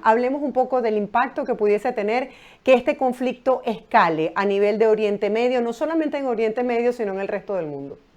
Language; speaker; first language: Spanish; native; Spanish